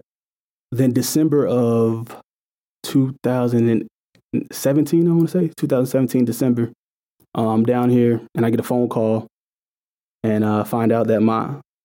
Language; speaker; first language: English; native; English